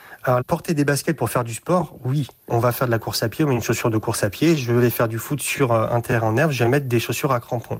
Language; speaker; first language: French; native; French